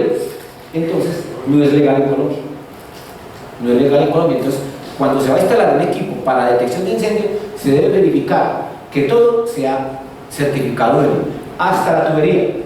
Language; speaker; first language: Spanish; native; Spanish